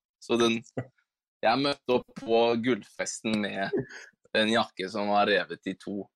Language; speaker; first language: Norwegian; native; Norwegian